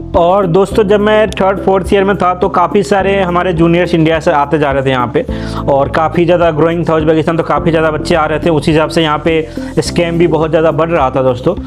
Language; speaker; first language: Hindi; native; Hindi